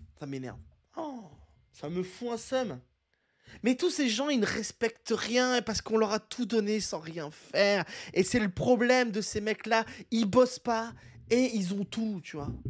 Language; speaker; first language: French; native; French